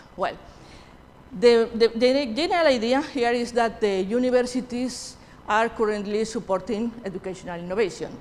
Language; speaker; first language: English; non-native, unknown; Spanish